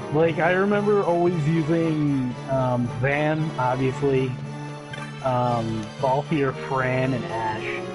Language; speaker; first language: English; native; English